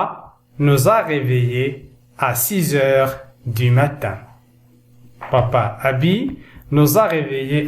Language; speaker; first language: French; non-native, local second language; Arabic